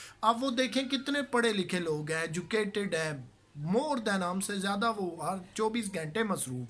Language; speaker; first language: Urdu; native; Urdu